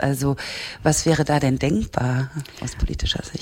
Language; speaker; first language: German; native; German